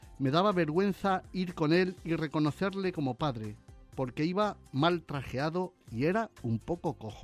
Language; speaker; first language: Spanish; native; Spanish